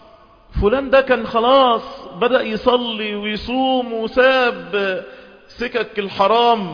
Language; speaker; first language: Arabic; native; Arabic